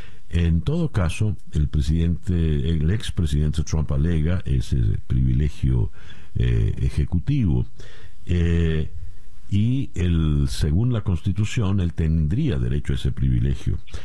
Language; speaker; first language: Spanish; native; Spanish